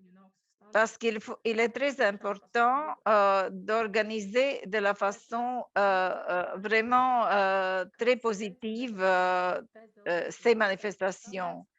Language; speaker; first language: French; non-native, fluent; Latvian